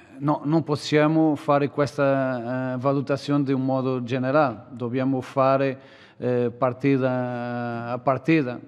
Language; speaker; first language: Italian; non-native, learner; Portuguese